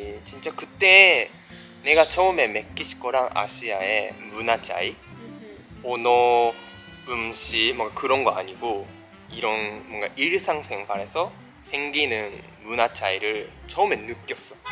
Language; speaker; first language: Korean; non-native, fluent; Japanese